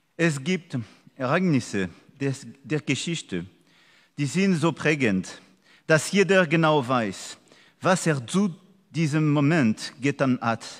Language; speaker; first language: German; non-native, learner; French